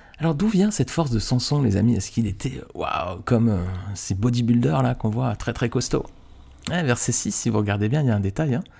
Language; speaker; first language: French; native; French